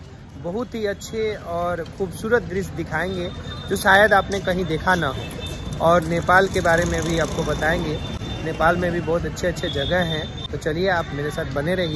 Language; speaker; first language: Hindi; native; Hindi